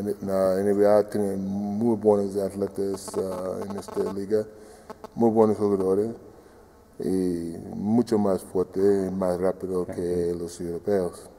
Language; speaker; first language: Spanish; non-native, fluent; English